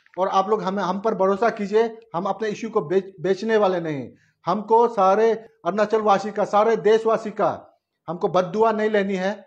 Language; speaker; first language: Hindi; non-native, local second language; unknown